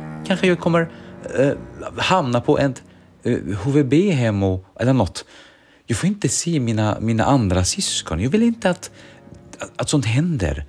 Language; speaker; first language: Swedish; early bilingual, other home language; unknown